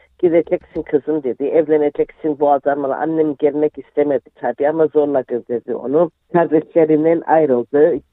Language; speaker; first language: Turkish; early bilingual, heritage; Turkish